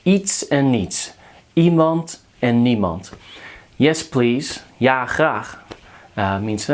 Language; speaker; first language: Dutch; non-native, fluent; English